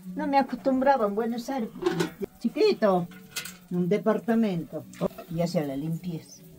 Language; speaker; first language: Spanish; native; Spanish